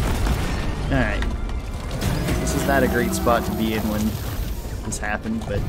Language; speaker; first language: English; native; English